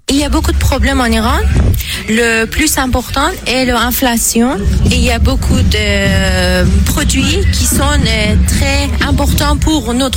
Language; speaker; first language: French; non-native, learner; Persian